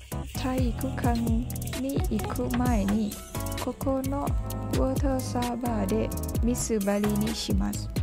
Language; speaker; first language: Japanese; non-native, learner; Thai